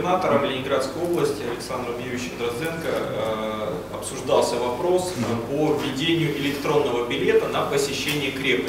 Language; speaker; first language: Russian; native; Russian